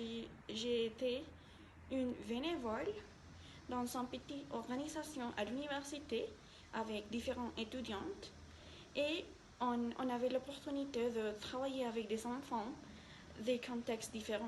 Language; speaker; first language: French; non-native, learner; Spanish